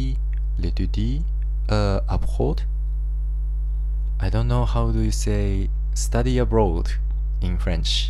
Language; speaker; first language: English; non-native, fluent; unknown